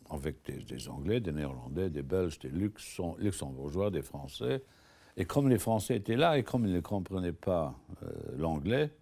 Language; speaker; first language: French; non-native, local second language; Luxembourgish